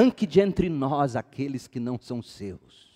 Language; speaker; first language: Portuguese; native; Portuguese